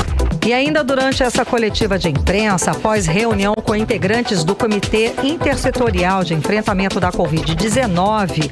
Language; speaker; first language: Portuguese; native; Portuguese